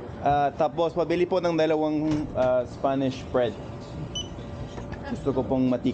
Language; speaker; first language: Filipino; non-native, fluent; English